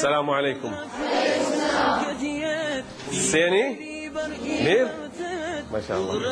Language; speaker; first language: Arabic; native; Arabic